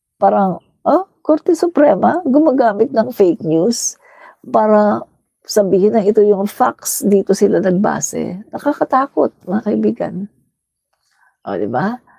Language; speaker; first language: Filipino; native; Filipino